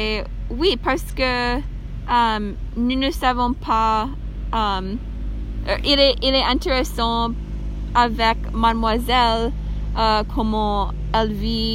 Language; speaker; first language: French; non-native, learner; English